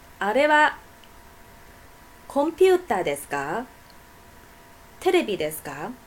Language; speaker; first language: Japanese; non-native, fluent; Chinese